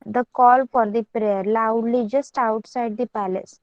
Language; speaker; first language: English; non-native, local second language; Marathi